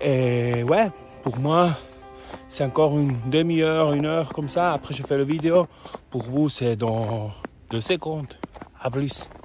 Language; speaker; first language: French; non-native, local second language; German